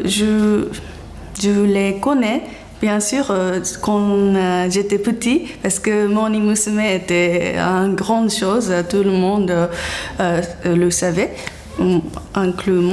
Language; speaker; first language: French; non-native, learner; Japanese